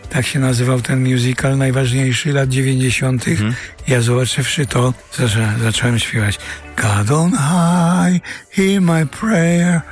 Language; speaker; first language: Polish; early bilingual, heritage; Polish